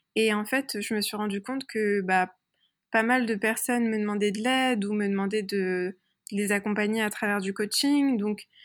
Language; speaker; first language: French; early bilingual, other home language; Persian